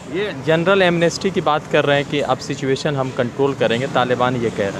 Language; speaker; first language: Hindi; native; Hindi